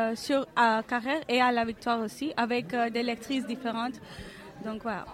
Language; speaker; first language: French; non-native, fluent; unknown